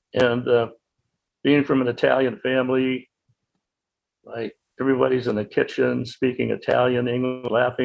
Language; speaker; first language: English; native; English